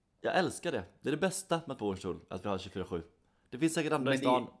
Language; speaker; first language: Swedish; native; Swedish